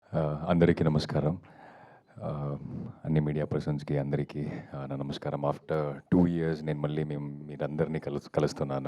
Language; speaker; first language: Telugu; non-native, fluent; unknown